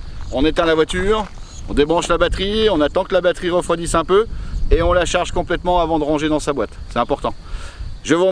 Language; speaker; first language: French; native; French